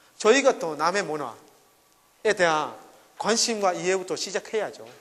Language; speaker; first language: Korean; non-native, fluent; Burmese